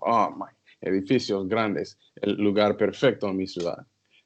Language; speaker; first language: Spanish; non-native, learner; English